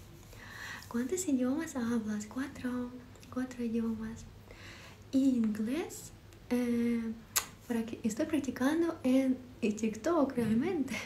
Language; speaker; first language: Spanish; non-native, learner; Ukrainian